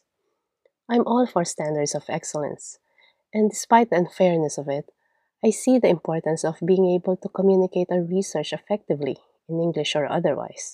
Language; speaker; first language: English; non-native, local second language; Filipino